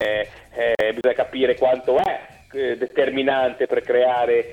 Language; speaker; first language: Italian; native; Italian